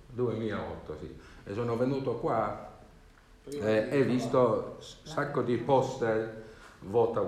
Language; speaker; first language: Italian; non-native, learner; Swedish